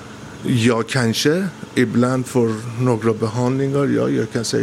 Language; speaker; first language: Swedish; non-native, learner; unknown